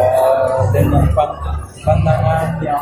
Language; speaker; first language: Indonesian; non-native, fluent; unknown